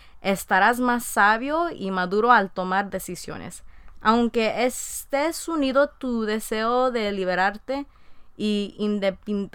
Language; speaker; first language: Spanish; early bilingual, heritage; Spanish